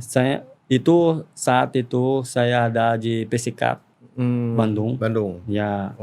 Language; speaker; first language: Indonesian; non-native, fluent; Portuguese